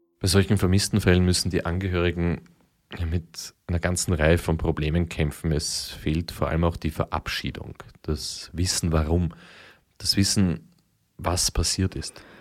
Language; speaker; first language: German; native; German